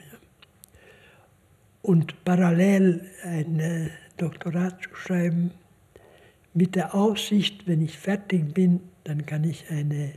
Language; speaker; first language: German; non-native, fluent; Hungarian